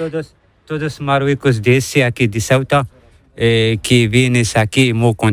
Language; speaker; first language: Spanish; non-native, learner; Arabic